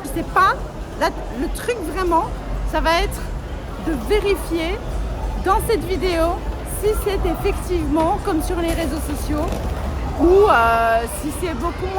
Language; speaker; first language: French; native; French